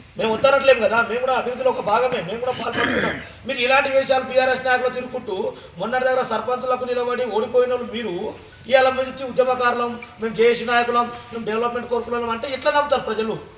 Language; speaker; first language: Telugu; native; Telugu